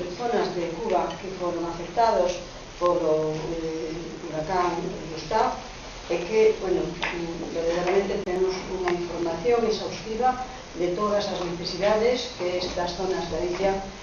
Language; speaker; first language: Galician; non-native, local second language; Spanish